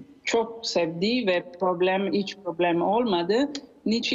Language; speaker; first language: Turkish; non-native, learner; Italian